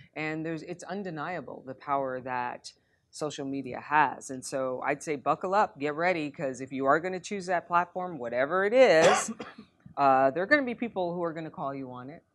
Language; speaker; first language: English; native; English